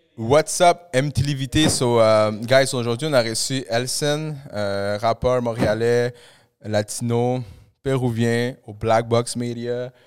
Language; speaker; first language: French; early bilingual, other home language; Spanish